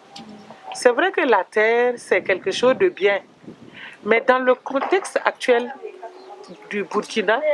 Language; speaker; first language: French; non-native, local second language; Mossi